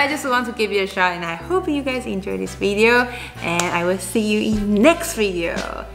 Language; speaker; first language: English; non-native, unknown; Chinese